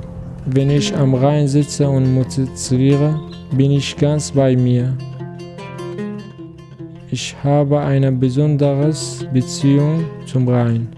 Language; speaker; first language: German; non-native, learner; Arabic